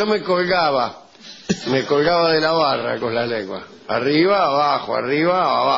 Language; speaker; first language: Spanish; native; Spanish